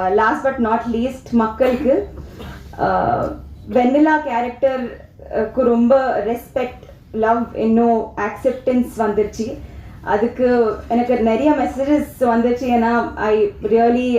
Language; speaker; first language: Tamil; non-native, learner; Telugu